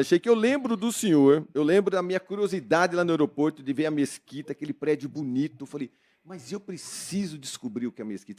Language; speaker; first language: Portuguese; native; Portuguese